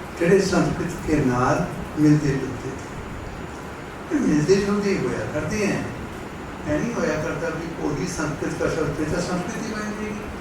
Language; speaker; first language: Hindi; non-native, local second language; Punjabi